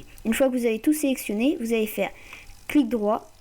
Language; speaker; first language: French; native; French